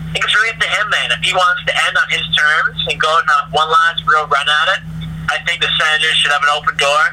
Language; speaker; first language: English; native; English